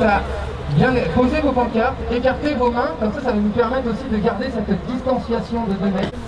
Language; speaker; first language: French; native; French